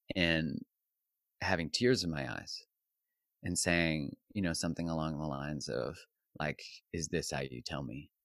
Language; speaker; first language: English; native; English